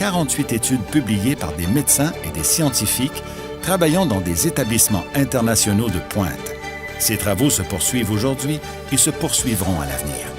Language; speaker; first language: French; native; French